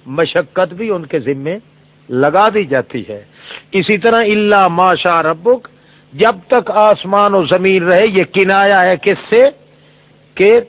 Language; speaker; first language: Urdu; non-native, local second language; Saraiki